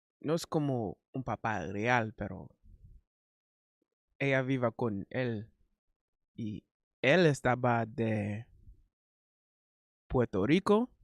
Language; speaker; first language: Spanish; non-native, learner; English